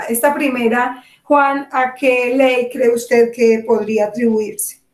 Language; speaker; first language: Spanish; native; Spanish